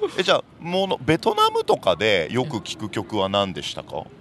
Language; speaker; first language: Japanese; native; Japanese